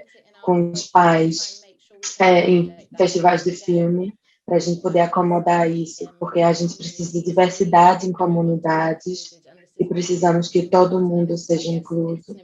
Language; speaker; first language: Portuguese; non-native, fluent; English